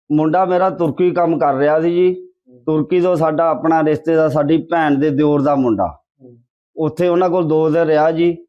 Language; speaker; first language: Punjabi; native; Punjabi